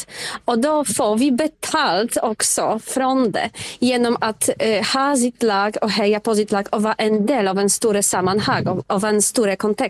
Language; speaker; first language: Swedish; non-native, fluent; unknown